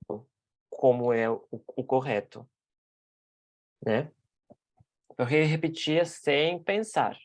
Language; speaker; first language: Portuguese; non-native, fluent; Russian